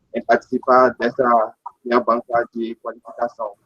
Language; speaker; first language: Portuguese; non-native, fluent; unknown